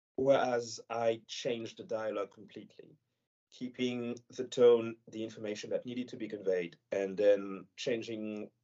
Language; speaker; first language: English; non-native, fluent; French